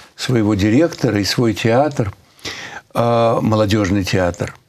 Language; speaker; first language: Russian; native; Russian